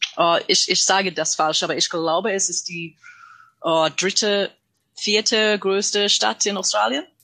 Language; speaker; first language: German; non-native, learner; English